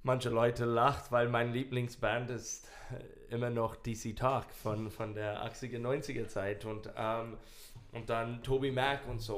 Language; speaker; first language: German; non-native, learner; English